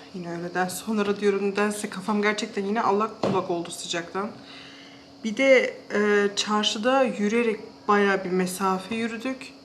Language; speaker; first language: Turkish; early bilingual, heritage; Turkish